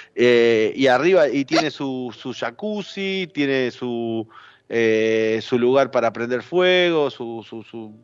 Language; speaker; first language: Spanish; native; Spanish